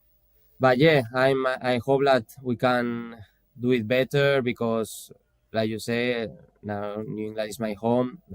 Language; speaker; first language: English; non-native, fluent; Spanish